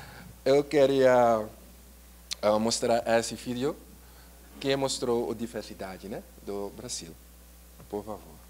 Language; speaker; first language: Portuguese; non-native, learner; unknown